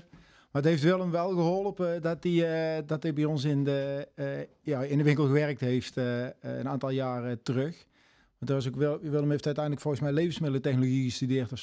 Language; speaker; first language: Dutch; native; Dutch